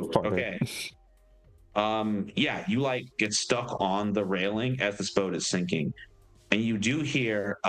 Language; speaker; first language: English; native; English